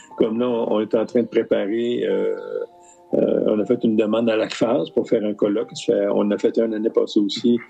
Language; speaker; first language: French; native; French